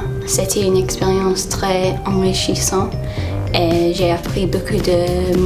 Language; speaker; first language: French; non-native, fluent; English